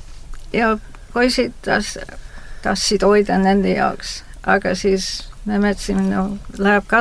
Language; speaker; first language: Estonian; early bilingual, heritage; Estonian